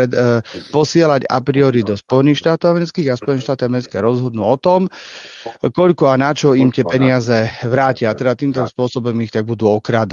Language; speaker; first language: Slovak; native; Slovak